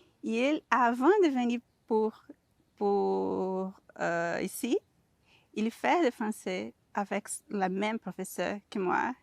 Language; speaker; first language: French; non-native, learner; Portuguese